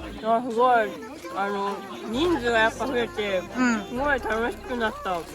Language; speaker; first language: Japanese; native; Japanese